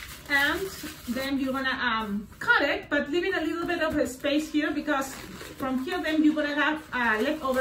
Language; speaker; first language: English; non-native, fluent; Spanish